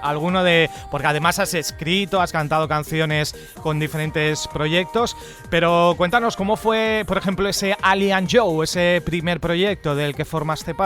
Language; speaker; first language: Spanish; native; Spanish